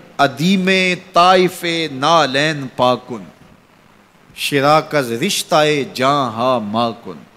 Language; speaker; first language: Urdu; non-native, local second language; Punjabi